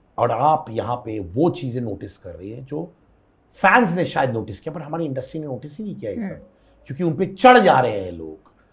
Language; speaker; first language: Hindi; non-native, local second language; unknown